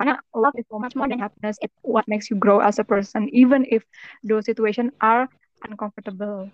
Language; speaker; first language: English; non-native, fluent; Indonesian